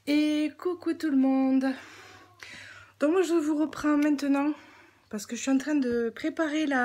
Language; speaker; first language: French; native; French